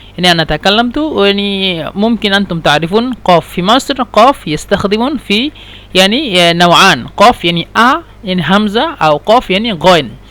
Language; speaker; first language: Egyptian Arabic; non-native, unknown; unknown